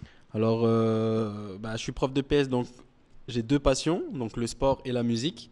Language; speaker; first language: French; native; French